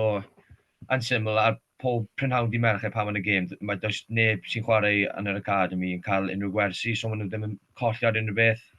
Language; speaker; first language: Welsh; native; Welsh